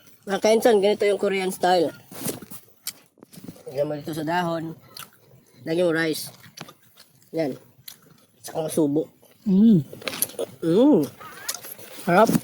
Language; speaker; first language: Filipino; non-native, local second language; Cebuano